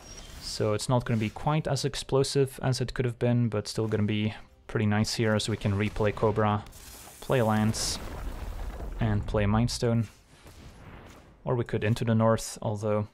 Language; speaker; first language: English; native; English